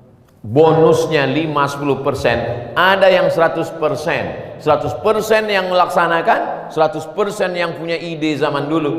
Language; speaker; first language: Indonesian; non-native, local second language; Malay